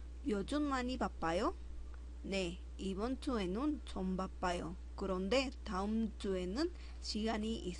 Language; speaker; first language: Korean; non-native, fluent; Spanish